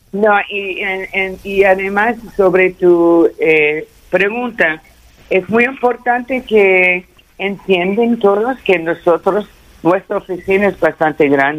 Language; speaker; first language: Spanish; early bilingual, heritage; Spanish